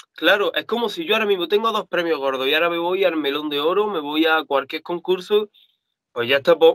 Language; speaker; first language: Spanish; native; Spanish